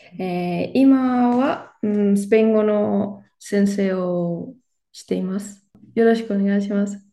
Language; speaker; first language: Japanese; non-native, fluent; Spanish